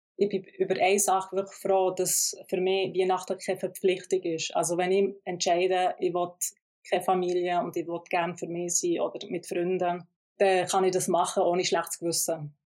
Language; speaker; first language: German; early bilingual, other home language; Albanian